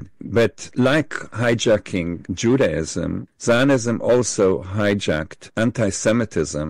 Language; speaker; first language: English; non-native, fluent; Hebrew